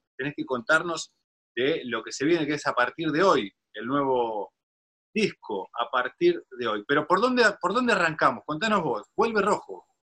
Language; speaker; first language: Spanish; native; Spanish